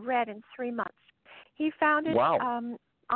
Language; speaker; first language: English; native; English